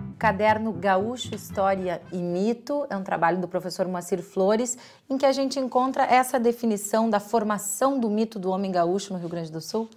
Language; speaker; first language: Portuguese; native; Portuguese